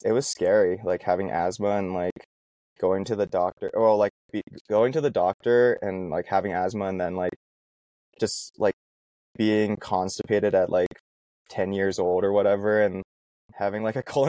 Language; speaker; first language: English; native; English